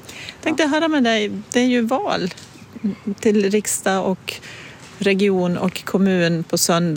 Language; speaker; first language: Swedish; native; Swedish